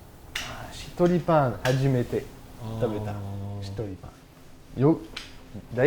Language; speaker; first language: Japanese; non-native, learner; French